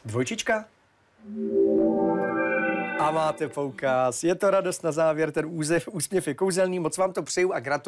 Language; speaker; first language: Czech; native; Czech